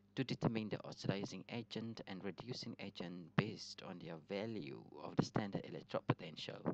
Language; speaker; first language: English; non-native, local second language; Malay